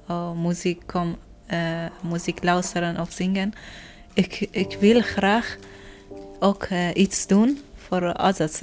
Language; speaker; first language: Dutch; non-native, learner; Persian